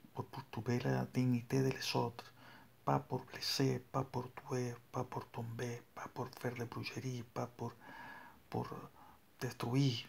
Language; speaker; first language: French; non-native, learner; Spanish